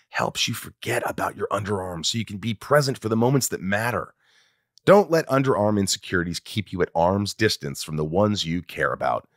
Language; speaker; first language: English; native; English